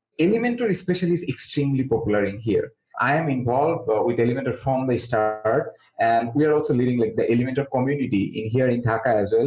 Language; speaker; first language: English; non-native, local second language; Bangla